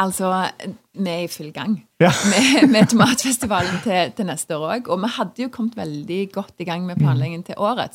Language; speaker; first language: Norwegian; native; Norwegian